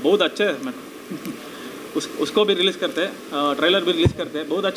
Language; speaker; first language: Hindi; non-native, local second language; Kannada